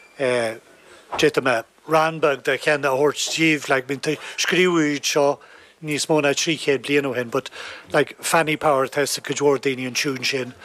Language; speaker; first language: Irish; native; Irish